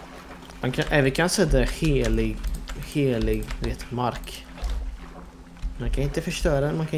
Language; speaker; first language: Swedish; non-native, fluent; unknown